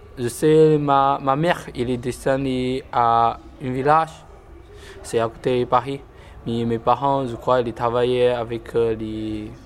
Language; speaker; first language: French; non-native, learner; Chinese